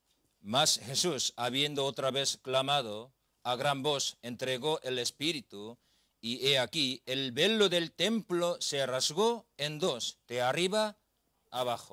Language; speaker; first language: Spanish; non-native, learner; Korean